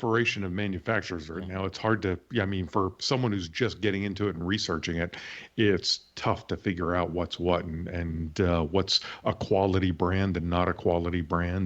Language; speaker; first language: English; native; English